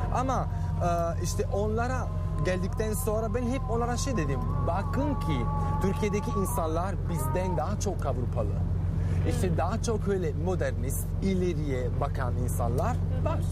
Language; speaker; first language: Turkish; non-native, fluent; Italian